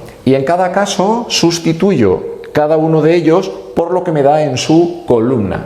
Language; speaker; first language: Spanish; native; Spanish